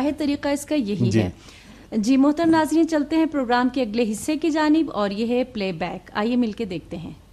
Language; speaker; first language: Urdu; native; Urdu